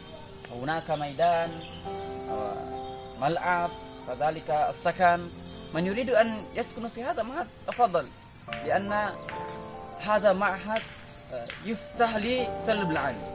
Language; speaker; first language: Arabic; non-native, learner; Indonesian